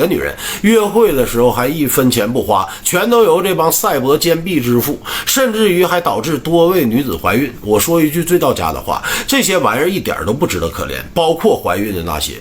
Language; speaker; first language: Chinese; native; Chinese